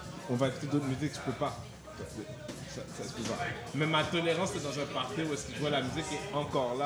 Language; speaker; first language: French; native; French